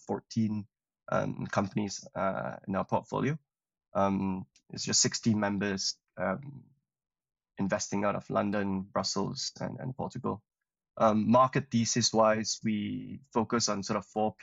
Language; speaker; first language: English; non-native, local second language; Chinese